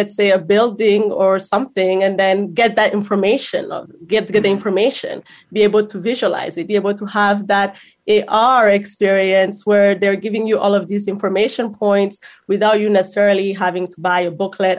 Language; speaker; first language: English; non-native, local second language; Kinyarwanda